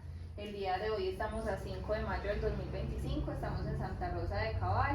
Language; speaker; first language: Spanish; native; Spanish